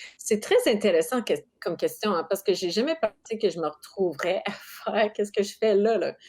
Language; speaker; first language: French; non-native, local second language; English